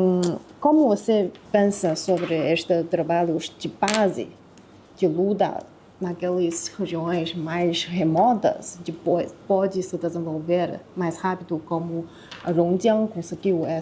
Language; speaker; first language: Portuguese; non-native, fluent; Chinese